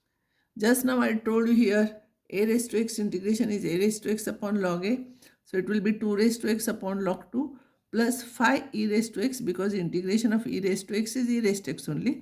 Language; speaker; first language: English; non-native, local second language; Marathi